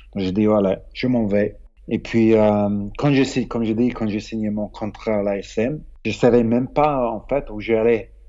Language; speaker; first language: French; non-native, fluent; English